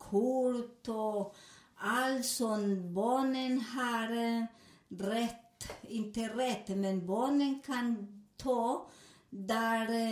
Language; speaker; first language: Swedish; non-native, fluent; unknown